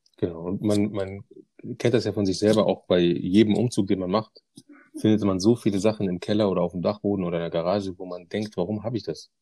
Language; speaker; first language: German; early bilingual, other home language; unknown